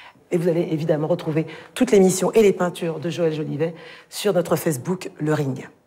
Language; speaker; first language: French; native; French